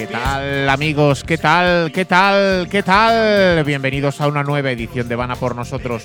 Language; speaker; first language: Spanish; native; Spanish